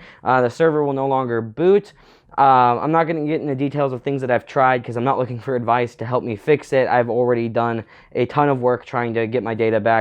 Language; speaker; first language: English; native; English